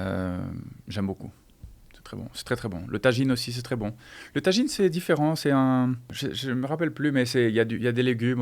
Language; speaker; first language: French; non-native, fluent; Portuguese